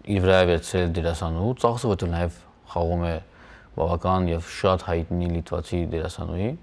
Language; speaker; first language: Armenian; native; Armenian